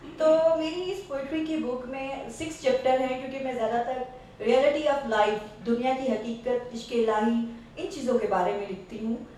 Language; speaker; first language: Urdu; non-native, local second language; Saraiki